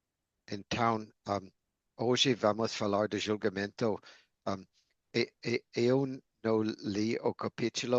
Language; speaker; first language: Portuguese; non-native, fluent; English